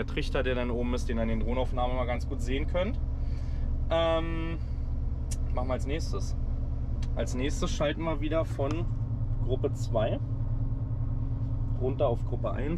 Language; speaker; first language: German; native; German